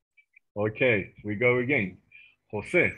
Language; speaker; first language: English; non-native, fluent; Spanish